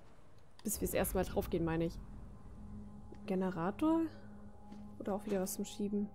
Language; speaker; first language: German; native; German